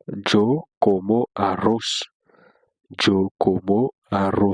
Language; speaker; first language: Spanish; non-native, fluent; Haitian Creole